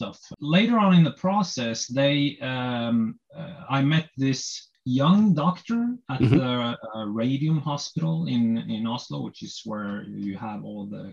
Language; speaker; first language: English; non-native, fluent; Norwegian